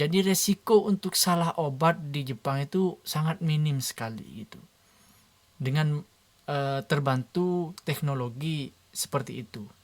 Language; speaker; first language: Indonesian; non-native, local second language; Madurese